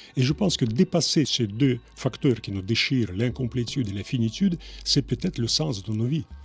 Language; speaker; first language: French; non-native, fluent; Russian